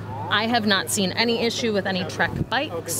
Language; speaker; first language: English; native; English